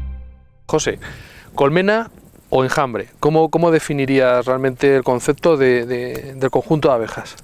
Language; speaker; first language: Spanish; native; Spanish